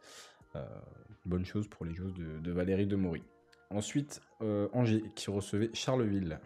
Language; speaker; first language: French; native; French